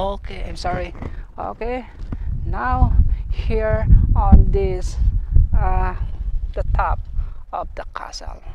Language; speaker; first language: English; non-native, learner; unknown